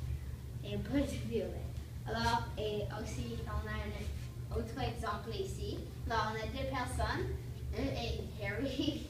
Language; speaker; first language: French; non-native, learner; English